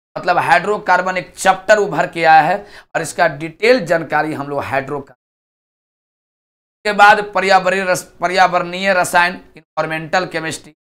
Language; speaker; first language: Hindi; native; Hindi